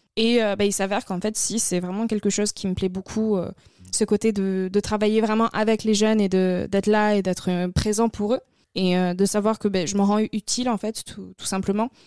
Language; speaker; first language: French; native; French